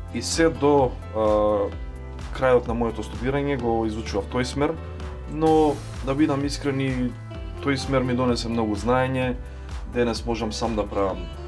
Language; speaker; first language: Macedonian; native; Macedonian